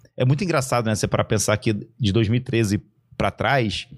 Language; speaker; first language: Portuguese; native; Portuguese